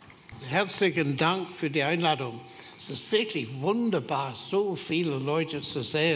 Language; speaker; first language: German; non-native, fluent; English